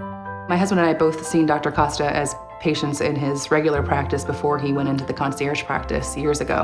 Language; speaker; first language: English; native; English